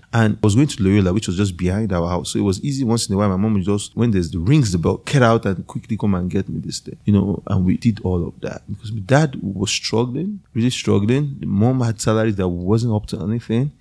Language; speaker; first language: English; non-native, local second language; Yoruba